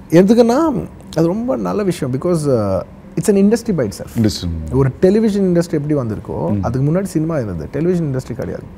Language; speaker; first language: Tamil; non-native, local second language; Telugu